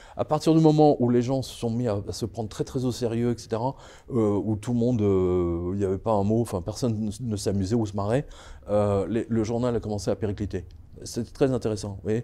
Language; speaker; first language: French; early bilingual, other home language; Serbian